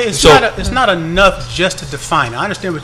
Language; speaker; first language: English; native; English